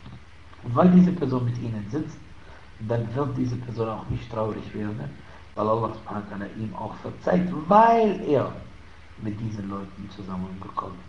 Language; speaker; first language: German; non-native, fluent; Arabic